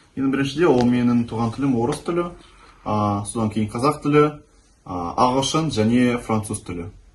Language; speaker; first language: Kazakh; non-native, local second language; Russian